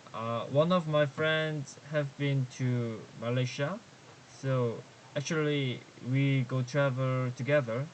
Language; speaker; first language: English; non-native, learner; Korean